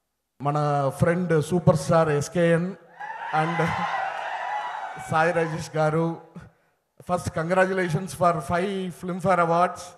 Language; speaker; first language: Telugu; non-native, learner; Tamil